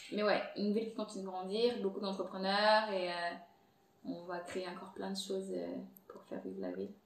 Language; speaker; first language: French; non-native, fluent; Portuguese